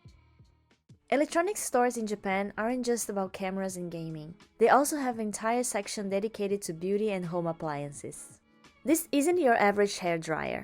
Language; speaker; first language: English; native; English